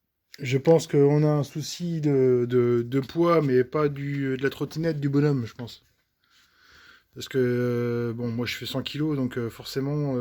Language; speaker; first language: French; native; French